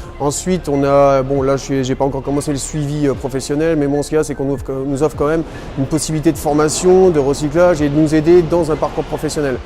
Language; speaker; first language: French; native; French